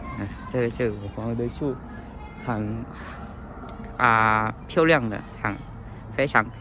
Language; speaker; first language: Chinese; non-native, learner; Lao